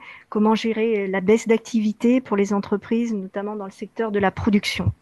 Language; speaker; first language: French; native; French